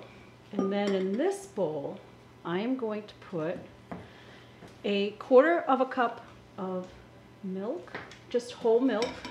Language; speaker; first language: English; native; English